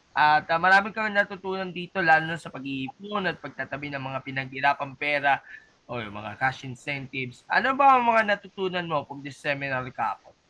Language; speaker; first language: Filipino; native; Filipino